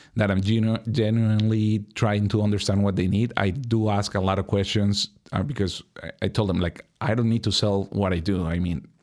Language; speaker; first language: English; non-native, fluent; Spanish